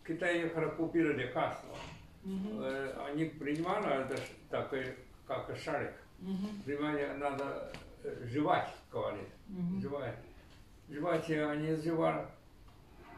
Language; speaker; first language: Russian; non-native, learner; Chinese